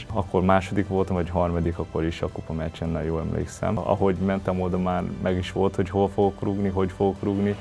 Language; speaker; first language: Hungarian; non-native, fluent; Portuguese